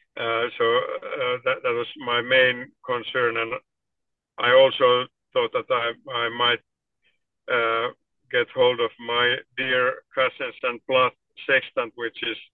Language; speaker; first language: English; non-native, fluent; Finnish